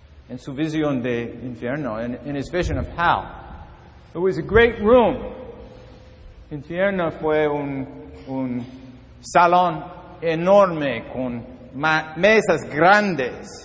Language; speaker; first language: Spanish; non-native, learner; English